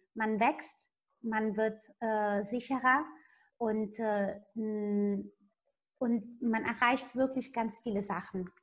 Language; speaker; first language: German; non-native, fluent; Italian